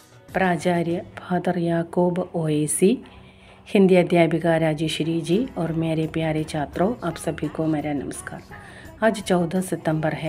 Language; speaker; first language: Hindi; non-native, local second language; Malayalam